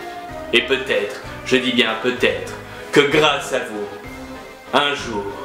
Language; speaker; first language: French; native; French